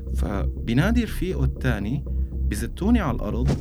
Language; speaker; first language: Arabic; native; Arabic